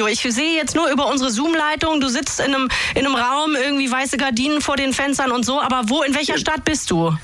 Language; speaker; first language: German; native; German